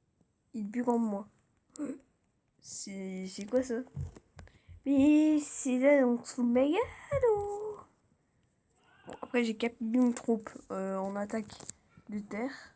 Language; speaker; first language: French; native; French